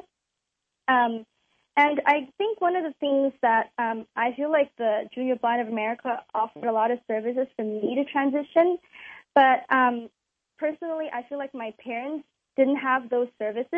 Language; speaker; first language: English; non-native, local second language; Cantonese